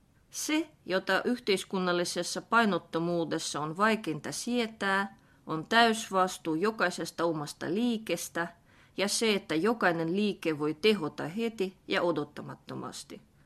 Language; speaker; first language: Finnish; non-native, fluent; Russian